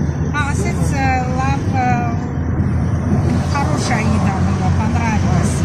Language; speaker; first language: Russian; non-native, local second language; Armenian